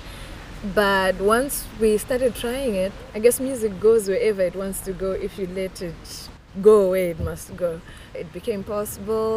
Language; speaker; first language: English; non-native, local second language; Shona